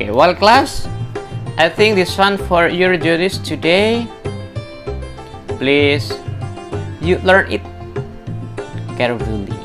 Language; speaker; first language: English; non-native, learner; Indonesian